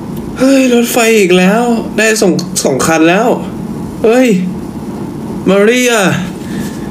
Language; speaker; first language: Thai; early bilingual, heritage; Thai